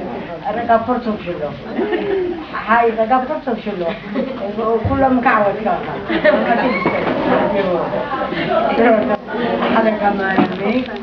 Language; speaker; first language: Hebrew; non-native, learner; Arabic